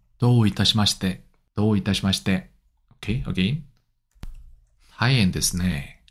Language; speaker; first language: Japanese; non-native, learner; Korean